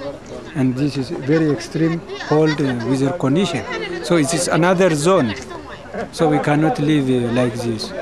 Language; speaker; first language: English; non-native, learner; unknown